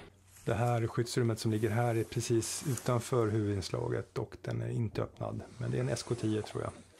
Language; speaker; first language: Swedish; native; Swedish